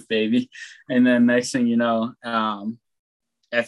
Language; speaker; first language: English; native; English